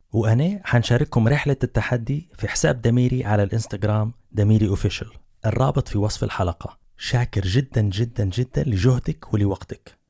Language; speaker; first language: Arabic; native; Arabic